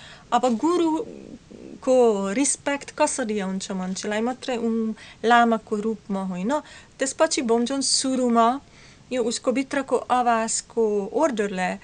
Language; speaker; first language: Nepali; non-native, learner; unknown